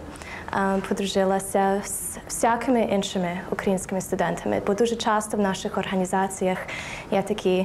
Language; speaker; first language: Ukrainian; early bilingual, heritage; Ukrainian